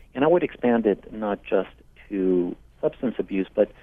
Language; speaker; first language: English; non-native, fluent; Spanish